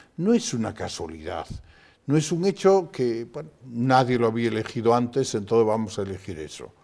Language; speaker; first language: Spanish; native; Spanish